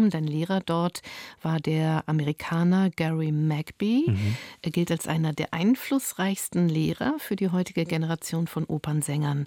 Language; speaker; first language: German; native; German